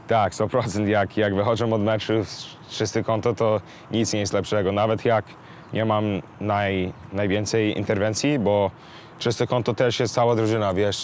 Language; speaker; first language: Polish; early bilingual, heritage; English